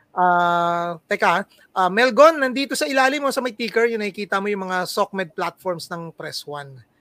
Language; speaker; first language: Filipino; non-native, local second language; Cebuano